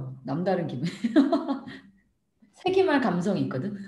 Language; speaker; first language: Korean; native; Korean